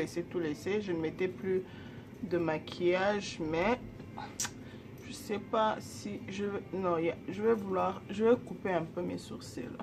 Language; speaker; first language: French; non-native, local second language; Lingala